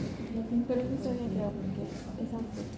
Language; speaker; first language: Spanish; native; Spanish